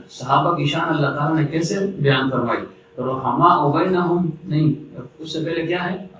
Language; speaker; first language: Urdu; non-native, local second language; Pashto